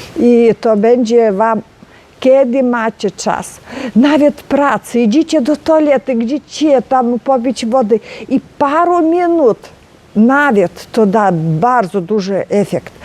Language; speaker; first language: Polish; non-native, learner; Ukrainian